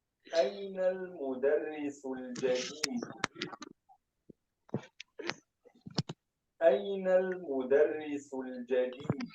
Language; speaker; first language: Arabic; non-native, learner; Urdu